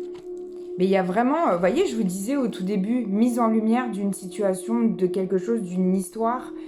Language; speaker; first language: French; native; French